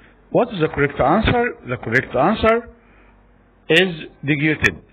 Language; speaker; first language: English; non-native, fluent; Arabic